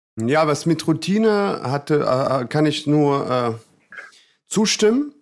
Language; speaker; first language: German; non-native, fluent; Russian